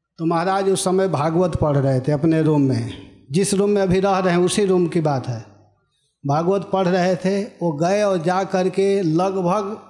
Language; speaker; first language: Hindi; native; Hindi